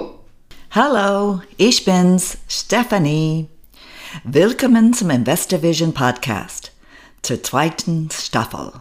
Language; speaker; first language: German; non-native, learner; English